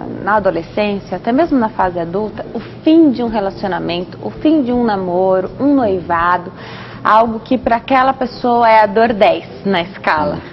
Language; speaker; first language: Portuguese; native; Portuguese